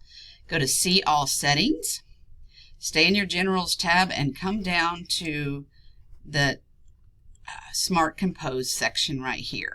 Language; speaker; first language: English; native; English